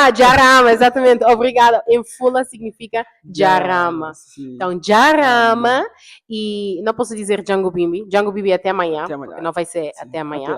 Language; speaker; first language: Portuguese; non-native, fluent; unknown